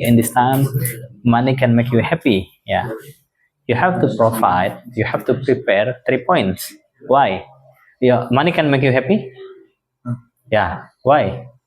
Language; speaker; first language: English; non-native, fluent; Indonesian